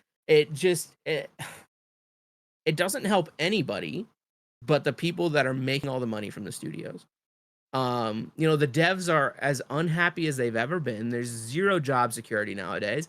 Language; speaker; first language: English; native; English